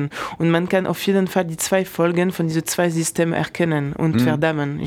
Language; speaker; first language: German; non-native, fluent; French